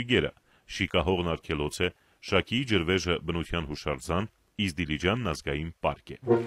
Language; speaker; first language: Armenian; native; Armenian